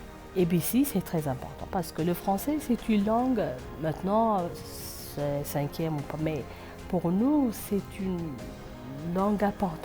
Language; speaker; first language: French; non-native, fluent; Amharic